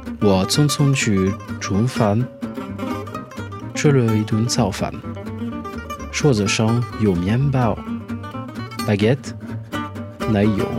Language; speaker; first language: Chinese; non-native, learner; French